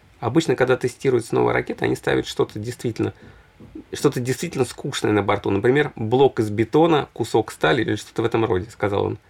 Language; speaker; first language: Russian; native; Russian